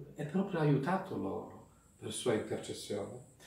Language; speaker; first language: Italian; non-native, fluent; Polish